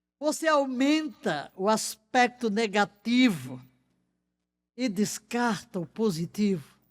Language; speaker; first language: Portuguese; native; Portuguese